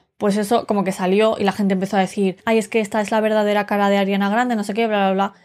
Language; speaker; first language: Spanish; early bilingual, other home language; Romanian